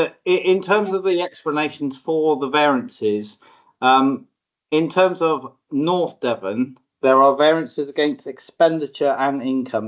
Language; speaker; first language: English; native; English